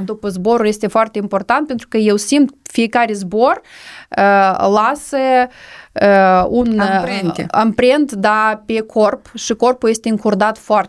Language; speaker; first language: Romanian; non-native, local second language; Russian